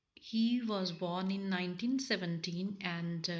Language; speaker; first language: English; non-native, local second language; Punjabi